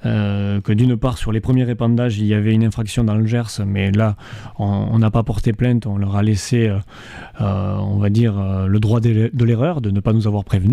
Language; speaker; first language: French; native; French